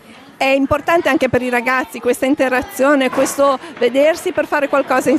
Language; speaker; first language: Italian; native; Italian